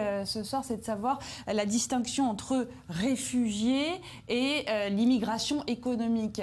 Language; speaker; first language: French; native; French